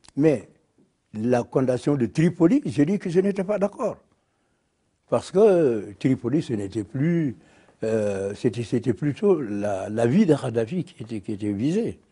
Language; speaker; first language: French; non-native, local second language; Wolof